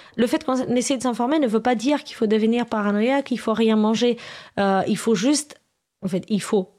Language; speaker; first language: French; non-native, fluent; Romanian